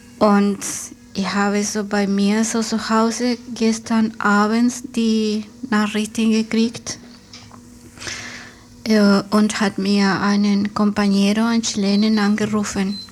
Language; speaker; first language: German; non-native, fluent; Spanish